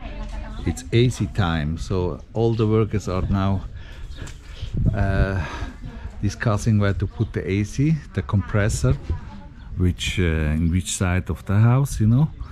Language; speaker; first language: English; non-native, fluent; Italian